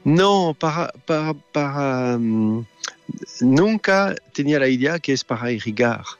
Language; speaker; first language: Spanish; non-native, learner; French